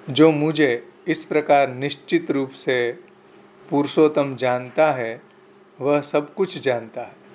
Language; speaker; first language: Hindi; non-native, local second language; Gujarati